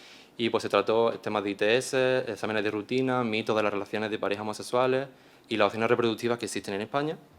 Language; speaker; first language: Spanish; native; Spanish